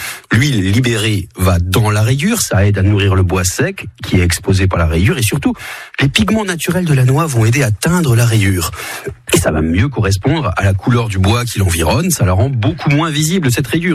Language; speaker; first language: French; native; French